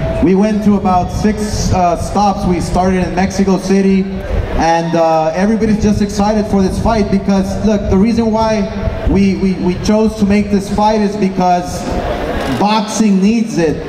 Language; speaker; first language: English; early bilingual, other home language; Spanish